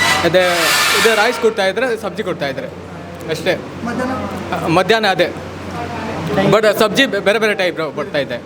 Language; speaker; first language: Kannada; non-native, local second language; Odia